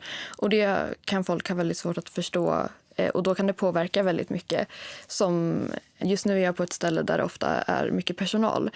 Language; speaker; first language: Swedish; native; Swedish